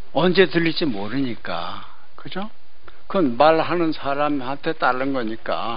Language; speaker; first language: Korean; native; Korean